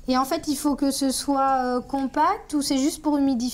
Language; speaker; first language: French; native; French